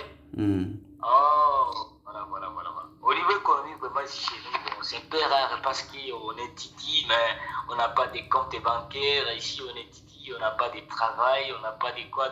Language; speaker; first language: French; non-native, local second language; Rundi